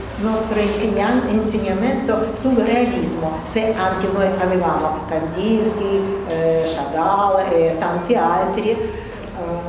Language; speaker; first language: Italian; non-native, learner; Russian